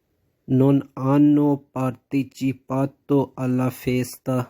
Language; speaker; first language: Italian; non-native, fluent; Urdu